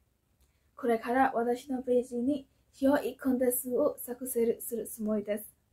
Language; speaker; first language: Japanese; non-native, fluent; Burmese